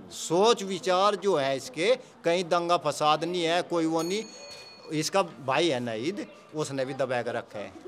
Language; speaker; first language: Hindi; native; Hindi